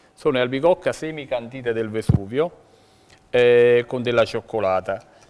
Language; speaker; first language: Italian; native; Italian